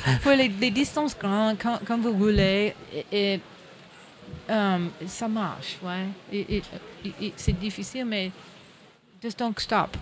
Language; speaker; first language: French; non-native, learner; English